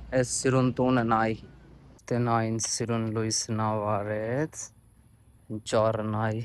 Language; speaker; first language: Armenian; non-native, learner; Hindi